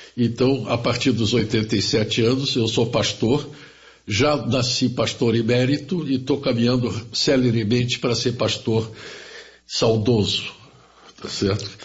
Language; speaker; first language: Portuguese; early bilingual, other home language; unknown